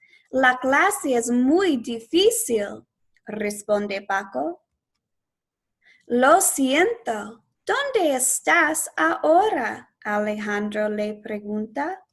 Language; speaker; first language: Spanish; non-native, fluent; English